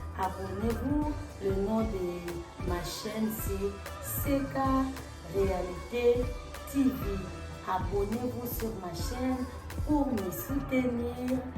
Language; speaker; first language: French; non-native, local second language; Lingala